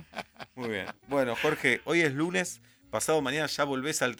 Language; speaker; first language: Spanish; native; Spanish